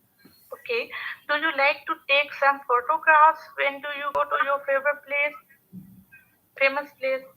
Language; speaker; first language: English; non-native, learner; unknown